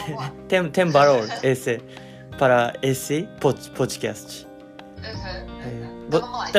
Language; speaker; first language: Portuguese; non-native, learner; Japanese